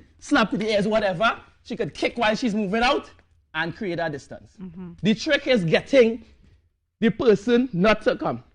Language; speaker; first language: English; native; English